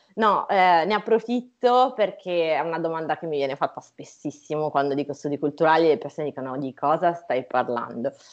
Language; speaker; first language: Italian; native; Italian